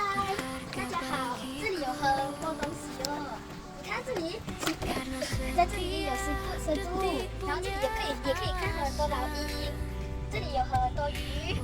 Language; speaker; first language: Chinese; non-native, local second language; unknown